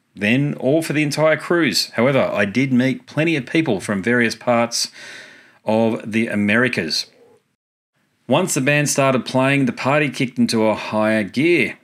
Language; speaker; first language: English; native; English